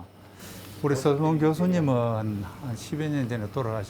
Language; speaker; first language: Korean; native; Korean